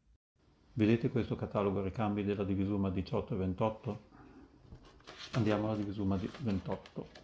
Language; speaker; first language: Italian; native; Italian